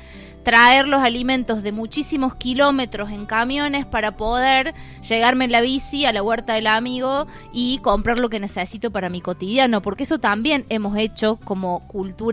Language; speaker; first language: Spanish; native; Spanish